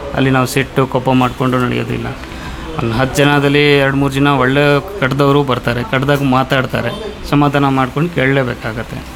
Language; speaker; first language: Kannada; non-native, fluent; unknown